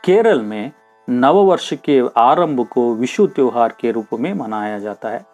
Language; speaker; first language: Hindi; non-native, local second language; Kannada